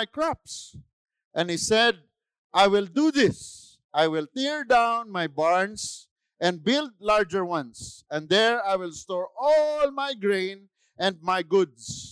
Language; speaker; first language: English; non-native, local second language; Filipino